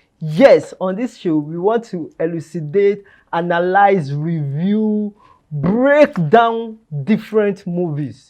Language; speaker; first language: English; non-native, local second language; Yoruba